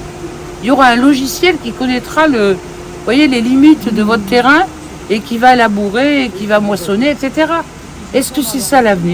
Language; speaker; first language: French; native; French